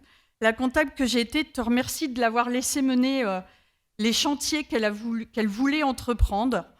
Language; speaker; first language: French; native; French